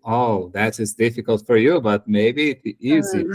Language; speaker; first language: English; non-native, learner; Portuguese